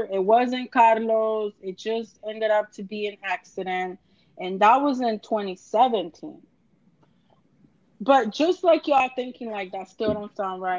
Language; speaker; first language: English; native; English